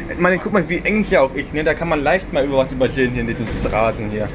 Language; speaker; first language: German; native; German